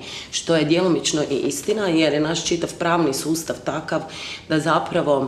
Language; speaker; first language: Croatian; native; Croatian